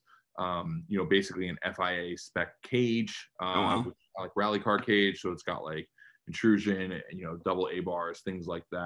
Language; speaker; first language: English; native; English